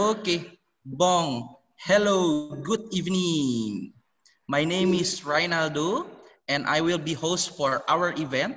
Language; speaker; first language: English; non-native, learner; Indonesian